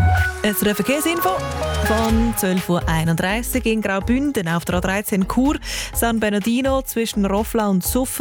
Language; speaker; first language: German; native; German